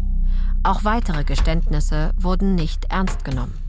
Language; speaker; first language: German; native; German